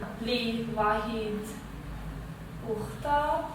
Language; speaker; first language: Arabic; non-native, learner; German